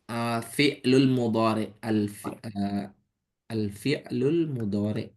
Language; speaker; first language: Arabic; non-native, fluent; Indonesian